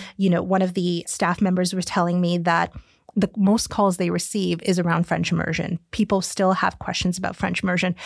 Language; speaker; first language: English; early bilingual, other home language; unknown